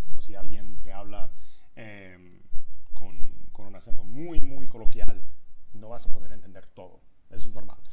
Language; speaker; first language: Spanish; non-native, fluent; English